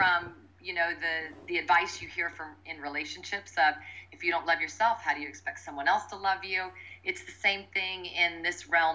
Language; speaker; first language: English; native; English